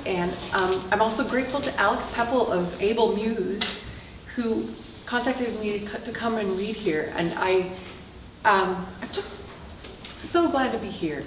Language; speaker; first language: English; native; English